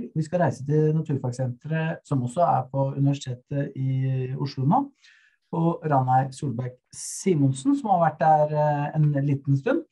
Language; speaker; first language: Norwegian; native; Norwegian